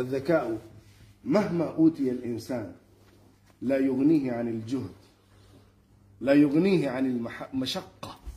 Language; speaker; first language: Arabic; non-native, fluent; Urdu